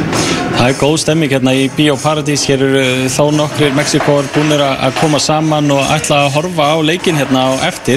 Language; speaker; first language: Icelandic; native; Icelandic